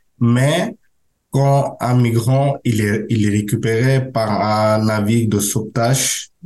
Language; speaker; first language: French; non-native, learner; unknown